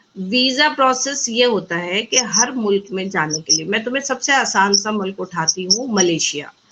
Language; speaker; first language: Urdu; native; Urdu